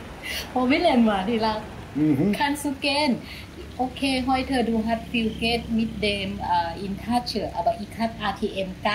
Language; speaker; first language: German; non-native, learner; Thai